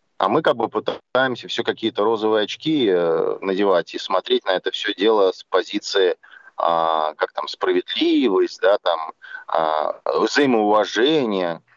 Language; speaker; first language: Russian; native; Russian